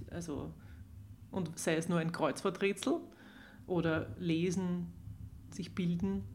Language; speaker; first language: German; native; German